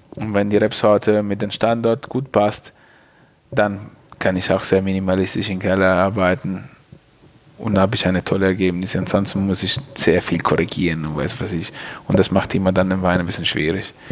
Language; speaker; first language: German; non-native, fluent; Italian